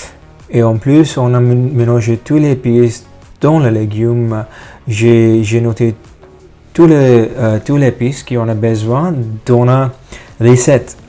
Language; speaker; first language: French; non-native, fluent; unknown